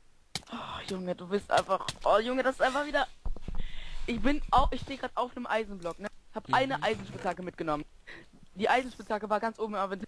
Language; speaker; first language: German; native; German